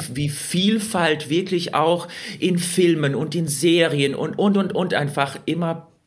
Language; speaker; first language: German; early bilingual, other home language; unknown